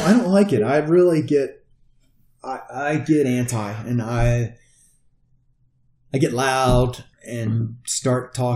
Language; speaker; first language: English; native; English